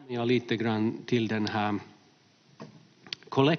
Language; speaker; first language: Swedish; non-native, fluent; Finnish